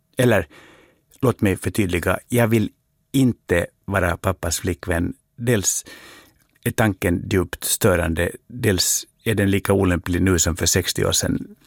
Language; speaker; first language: Swedish; native; Swedish